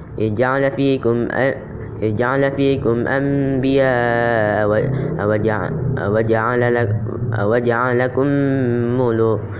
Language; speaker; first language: Arabic; non-native, learner; Indonesian